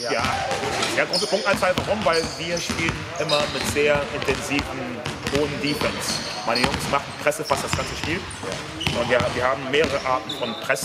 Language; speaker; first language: German; non-native, fluent; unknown